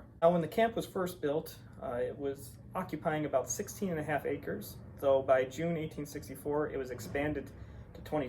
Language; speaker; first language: English; native; English